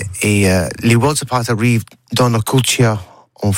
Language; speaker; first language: French; non-native, learner; English